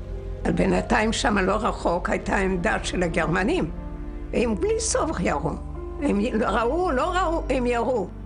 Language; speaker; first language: Hebrew; non-native, fluent; Yiddish